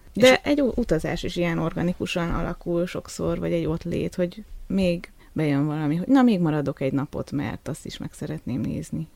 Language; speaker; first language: Hungarian; native; Hungarian